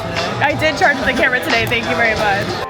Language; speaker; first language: English; native; English